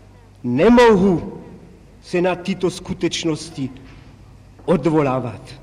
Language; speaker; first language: Czech; non-native, local second language; German